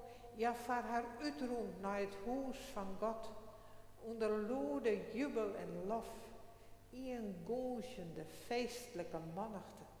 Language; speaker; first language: Dutch; non-native, local second language; Western Frisian